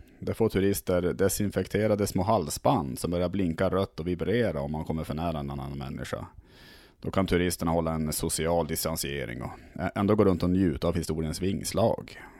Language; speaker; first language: Swedish; native; Swedish